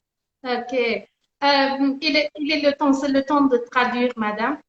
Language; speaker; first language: French; non-native, learner; Persian